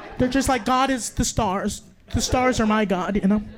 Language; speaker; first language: English; native; English